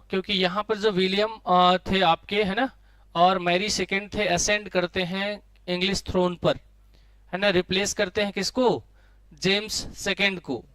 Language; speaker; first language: Hindi; native; Hindi